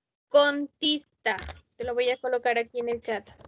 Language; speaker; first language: Spanish; native; Spanish